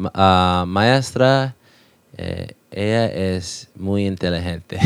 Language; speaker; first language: Spanish; non-native, learner; English